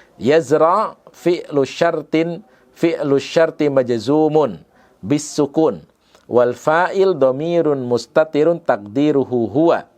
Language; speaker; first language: Arabic; non-native, fluent; Indonesian